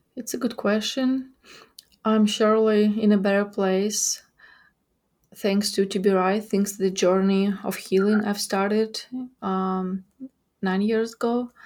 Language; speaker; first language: English; non-native, fluent; Ukrainian